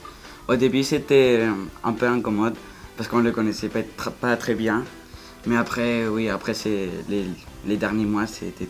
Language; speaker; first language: French; non-native, fluent; Spanish